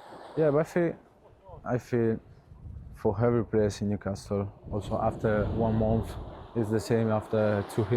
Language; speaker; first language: English; non-native, learner; Italian